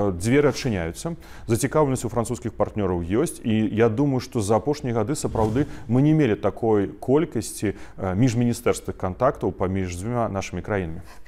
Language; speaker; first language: Belarusian; non-native, local second language; Russian